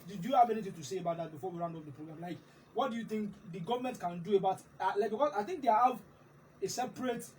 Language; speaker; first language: English; non-native, local second language; Yoruba